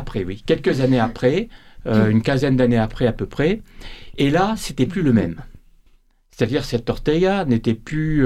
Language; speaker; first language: French; native; French